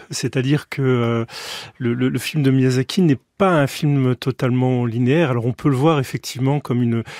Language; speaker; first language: French; native; French